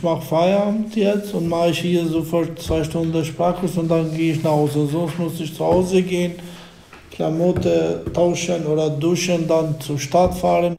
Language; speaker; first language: German; non-native, learner; Albanian